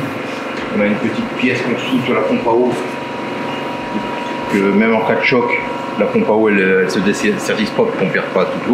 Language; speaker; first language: French; native; French